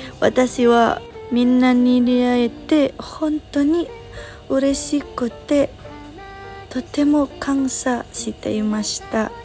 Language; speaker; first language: Japanese; non-native, learner; Indonesian